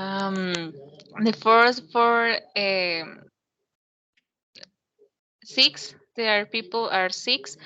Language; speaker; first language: English; non-native, learner; Spanish